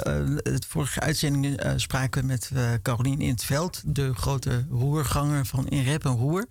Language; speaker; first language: Dutch; native; Dutch